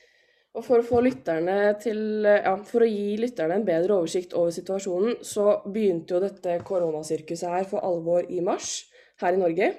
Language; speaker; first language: Norwegian; native; Norwegian